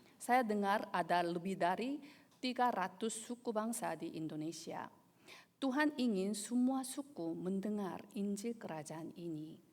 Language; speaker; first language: Indonesian; non-native, fluent; Korean